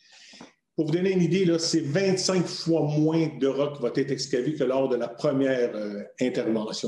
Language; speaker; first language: French; native; French